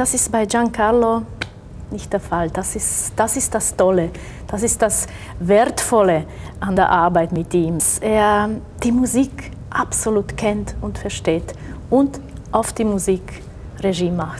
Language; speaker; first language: German; non-native, fluent; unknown